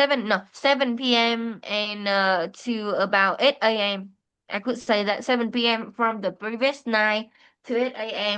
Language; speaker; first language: English; non-native, fluent; Vietnamese